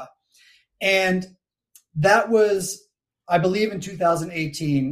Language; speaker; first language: English; native; English